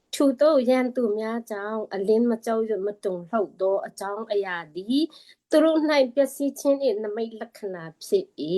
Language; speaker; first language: Burmese; non-native, local second language; Tedim Chin